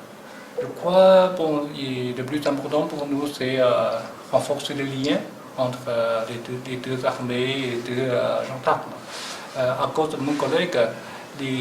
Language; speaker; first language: French; non-native, learner; Chinese